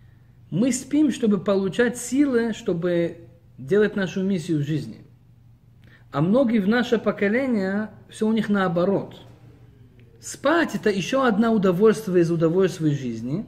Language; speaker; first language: Russian; early bilingual, heritage; Russian